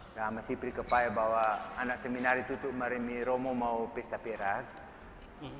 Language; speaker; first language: Indonesian; non-native, local second language; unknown